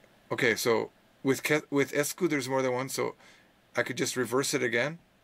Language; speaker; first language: English; native; English